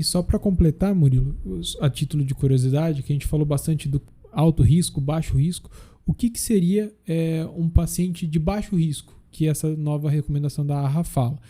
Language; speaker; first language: Portuguese; native; Portuguese